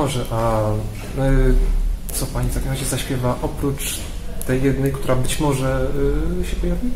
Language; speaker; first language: Polish; native; Polish